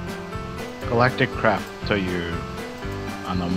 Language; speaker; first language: Japanese; non-native, fluent; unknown